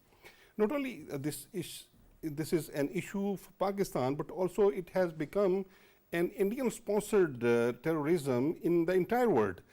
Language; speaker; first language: English; non-native, local second language; Urdu